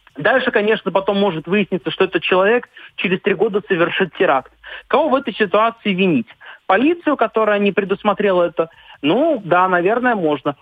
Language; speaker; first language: Russian; native; Russian